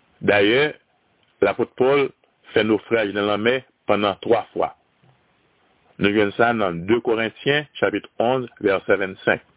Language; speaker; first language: French; non-native, local second language; Haitian Creole